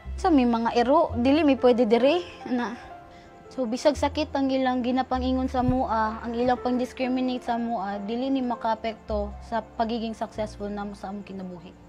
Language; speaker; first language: Cebuano; non-native, local second language; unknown